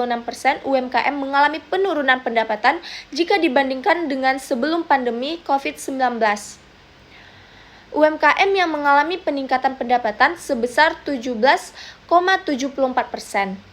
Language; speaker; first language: Indonesian; native; Indonesian